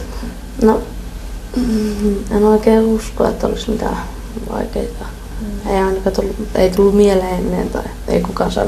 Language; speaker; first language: Finnish; early bilingual, other home language; Persian